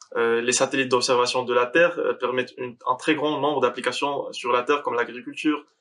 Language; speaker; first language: French; non-native, local second language; Arabic